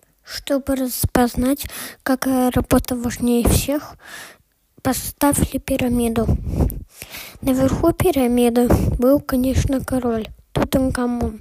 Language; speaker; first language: Russian; early bilingual, heritage; Russian